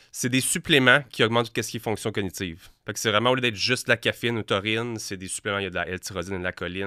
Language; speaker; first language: French; native; French